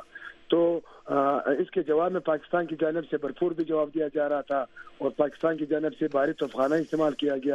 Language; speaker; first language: Urdu; native; Urdu